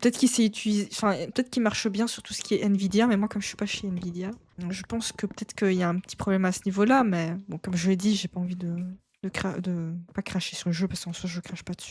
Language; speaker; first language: French; native; French